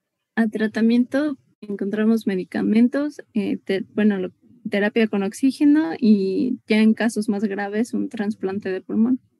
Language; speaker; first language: Spanish; native; Spanish